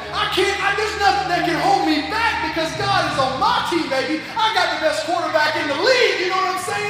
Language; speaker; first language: English; native; English